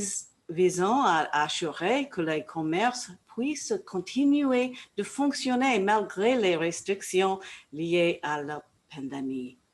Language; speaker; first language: French; non-native, learner; English